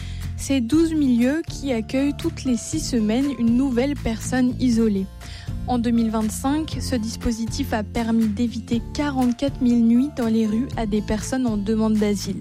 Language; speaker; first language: French; native; French